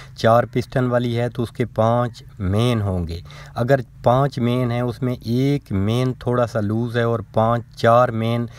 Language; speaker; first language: Urdu; non-native, local second language; Punjabi